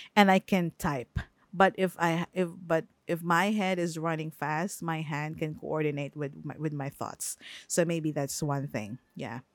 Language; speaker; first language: English; non-native, local second language; Filipino